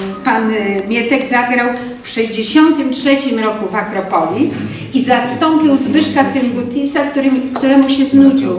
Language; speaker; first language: Polish; native; Polish